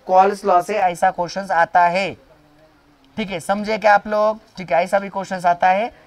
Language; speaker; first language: Hindi; non-native, local second language; Marathi